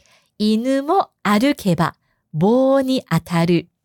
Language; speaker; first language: Japanese; non-native, fluent; Chinese